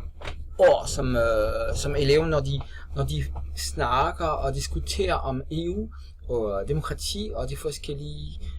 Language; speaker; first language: Danish; non-native, fluent; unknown